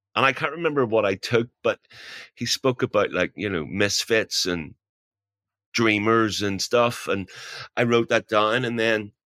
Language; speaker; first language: English; native; English